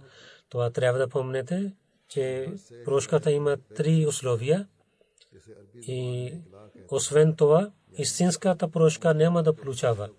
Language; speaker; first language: Bulgarian; non-native, learner; Urdu